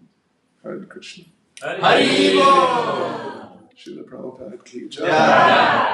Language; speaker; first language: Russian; non-native, learner; English